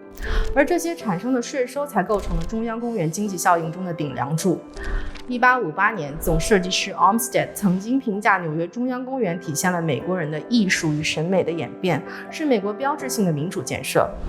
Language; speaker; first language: Chinese; native; Chinese